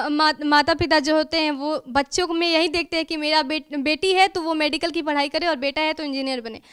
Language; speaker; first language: Hindi; native; Hindi